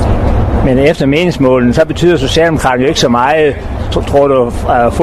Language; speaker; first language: Danish; native; Danish